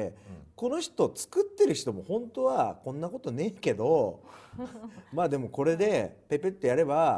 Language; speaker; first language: Japanese; native; Japanese